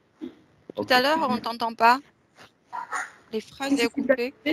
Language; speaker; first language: French; non-native, fluent; Chinese